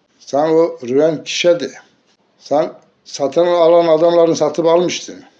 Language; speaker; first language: Turkish; native; Turkish